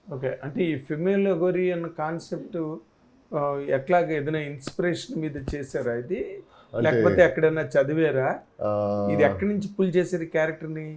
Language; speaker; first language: Telugu; native; Telugu